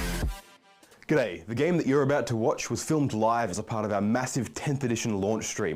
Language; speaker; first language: English; native; English